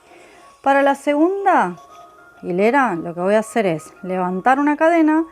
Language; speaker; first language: Spanish; native; Spanish